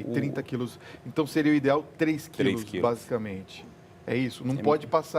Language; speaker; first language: Portuguese; native; Portuguese